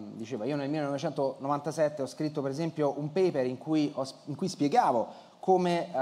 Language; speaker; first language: Italian; native; Italian